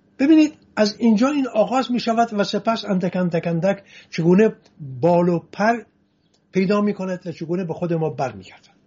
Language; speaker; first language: Persian; non-native, local second language; Assyrian Neo-Aramaic